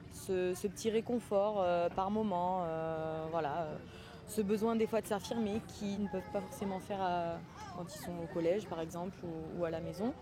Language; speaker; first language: French; native; French